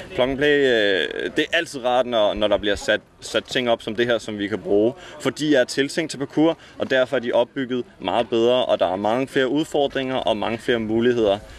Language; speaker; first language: Danish; native; Danish